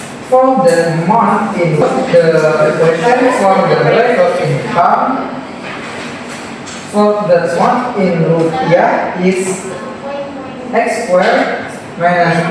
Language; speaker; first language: English; non-native, learner; Indonesian